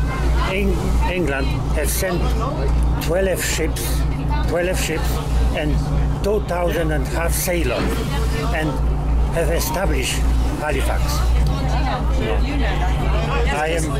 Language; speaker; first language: English; non-native, learner; Polish